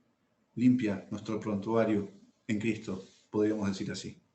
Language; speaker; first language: Spanish; native; Spanish